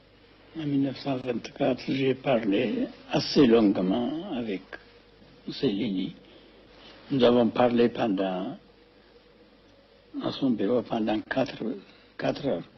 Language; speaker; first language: French; non-native, fluent; Amharic